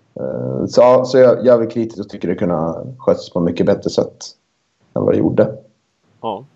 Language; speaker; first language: Swedish; native; Swedish